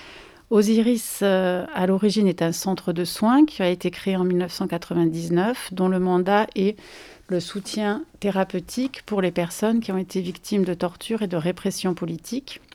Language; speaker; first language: French; native; French